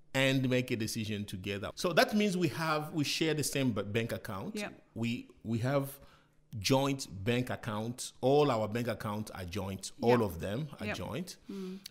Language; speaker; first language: English; non-native, fluent; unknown